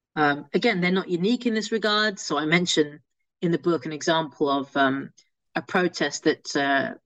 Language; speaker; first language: English; native; English